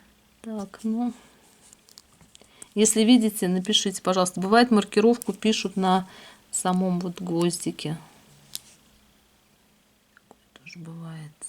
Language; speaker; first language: Russian; native; Russian